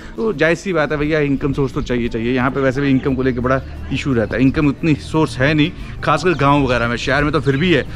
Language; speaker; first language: Hindi; native; Hindi